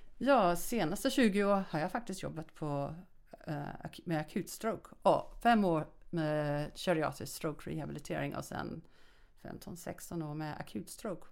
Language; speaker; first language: Swedish; non-native, fluent; English